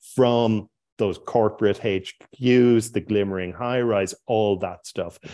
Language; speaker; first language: English; native; English